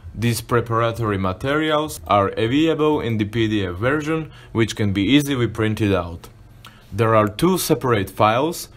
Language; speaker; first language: English; non-native, fluent; Slovak